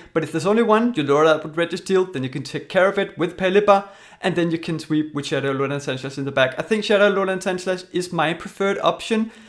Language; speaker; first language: English; native; English